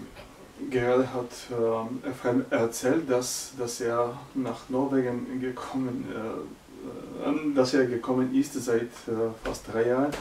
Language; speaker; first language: German; non-native, learner; Bulgarian